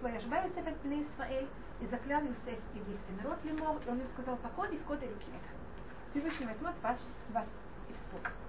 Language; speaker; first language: Russian; non-native, fluent; Hebrew